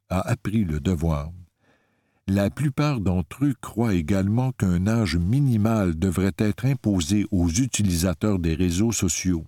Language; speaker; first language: French; native; French